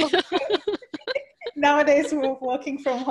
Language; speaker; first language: English; non-native, local second language; Kannada